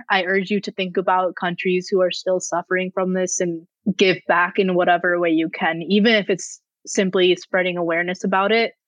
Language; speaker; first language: English; native; English